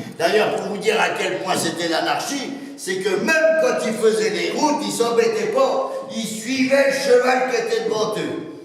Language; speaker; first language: French; native; French